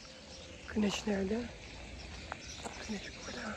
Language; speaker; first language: Turkish; early bilingual, heritage; Turkish